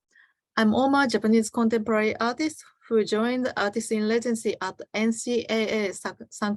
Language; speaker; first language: English; non-native, learner; Japanese